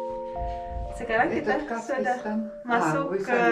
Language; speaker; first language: Indonesian; non-native, fluent; Russian